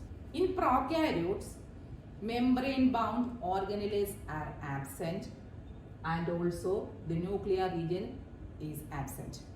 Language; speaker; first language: English; non-native, local second language; Malayalam